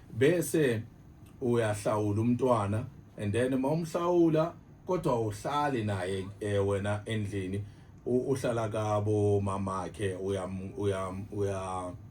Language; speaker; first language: Zulu; native; Zulu